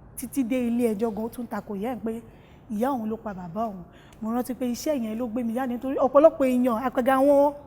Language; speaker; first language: Yoruba; native; Yoruba